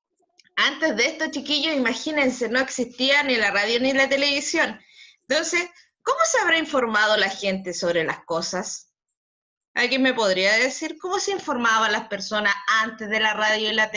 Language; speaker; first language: Spanish; native; Spanish